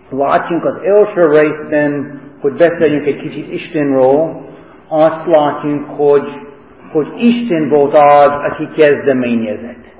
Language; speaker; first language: Hungarian; non-native, fluent; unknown